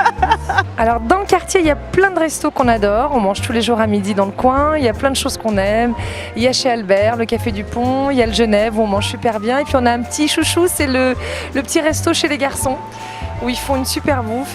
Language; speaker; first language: French; native; French